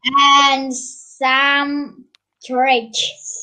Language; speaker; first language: English; non-native, learner; Turkish